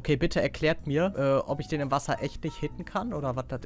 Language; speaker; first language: German; native; German